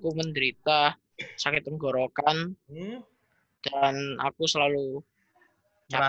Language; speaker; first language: Indonesian; non-native, learner; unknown